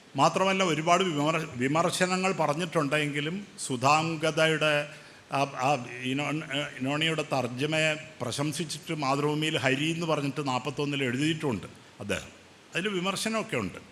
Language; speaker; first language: Malayalam; native; Malayalam